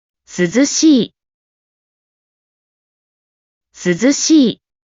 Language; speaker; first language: Japanese; native; Japanese